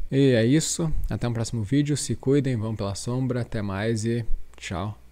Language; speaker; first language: Portuguese; native; Portuguese